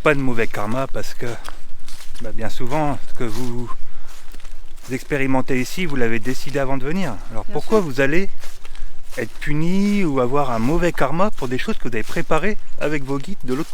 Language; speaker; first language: French; native; French